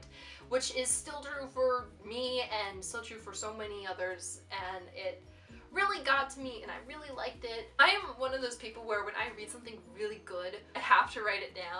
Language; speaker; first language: English; native; English